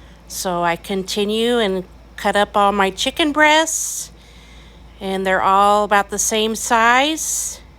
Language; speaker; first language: English; native; English